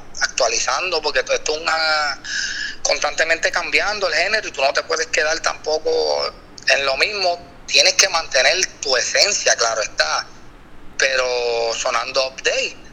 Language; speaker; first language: Spanish; native; Spanish